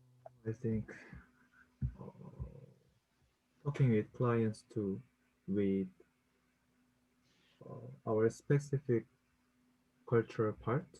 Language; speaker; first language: English; non-native, learner; Korean